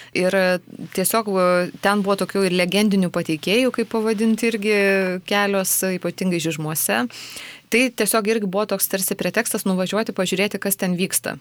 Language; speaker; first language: Lithuanian; native; Lithuanian